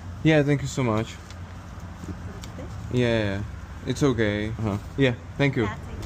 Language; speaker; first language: English; non-native, learner; Czech